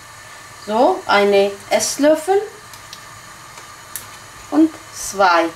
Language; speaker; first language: German; non-native, local second language; Kurdish